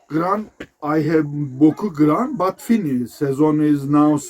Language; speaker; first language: English; non-native, learner; Turkish